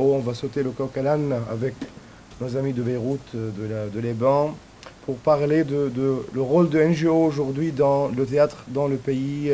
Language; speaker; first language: French; non-native, fluent; Arabic